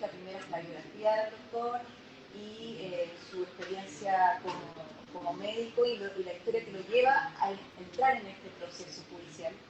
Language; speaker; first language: Spanish; native; Spanish